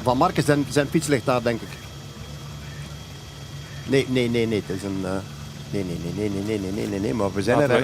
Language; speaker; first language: Dutch; native; Dutch